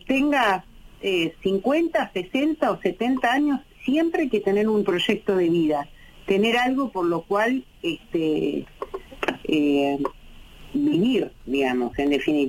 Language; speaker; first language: Spanish; native; Spanish